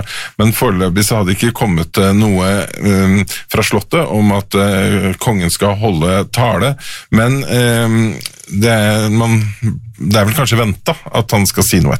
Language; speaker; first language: Norwegian; native; Norwegian